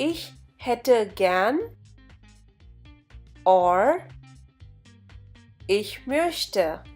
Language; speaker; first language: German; non-native, fluent; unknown